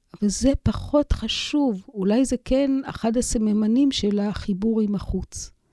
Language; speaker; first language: Hebrew; native; Hebrew